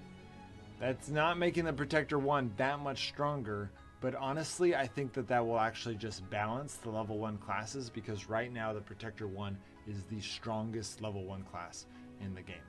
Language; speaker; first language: English; native; English